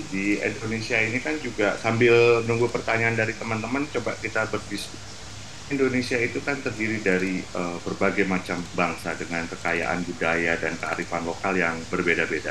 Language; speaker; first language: Indonesian; native; Indonesian